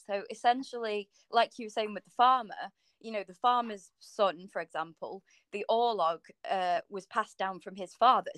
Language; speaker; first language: English; native; English